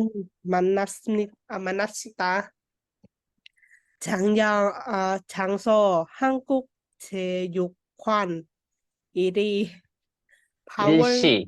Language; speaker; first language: Korean; non-native, learner; Vietnamese